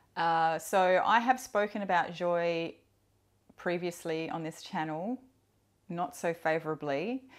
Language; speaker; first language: English; native; English